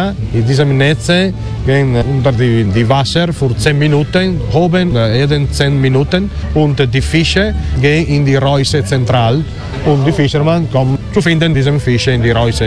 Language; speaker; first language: German; non-native, learner; Italian